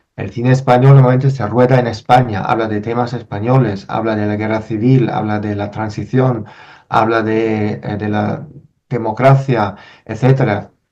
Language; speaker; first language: Spanish; non-native, fluent; German